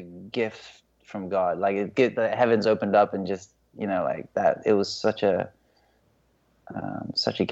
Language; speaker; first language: English; native; English